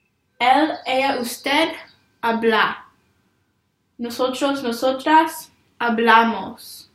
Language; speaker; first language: Spanish; non-native, learner; English